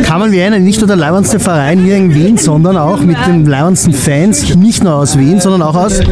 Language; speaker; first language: German; native; German